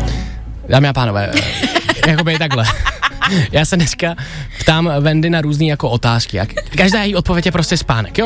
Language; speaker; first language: Czech; native; Czech